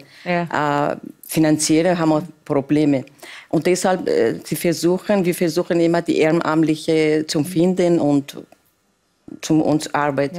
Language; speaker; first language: German; non-native, learner; Persian